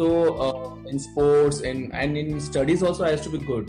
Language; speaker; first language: English; non-native, local second language; Bangla